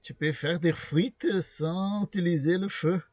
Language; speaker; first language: French; non-native, learner; Portuguese